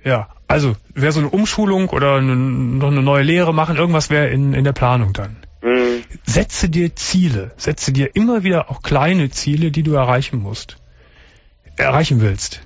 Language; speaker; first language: German; native; German